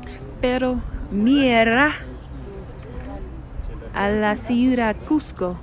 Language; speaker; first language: Spanish; non-native, learner; English